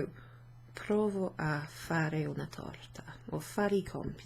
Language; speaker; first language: Italian; non-native, fluent; English